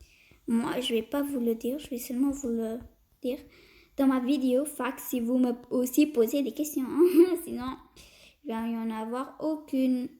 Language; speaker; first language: French; early bilingual, other home language; Portuguese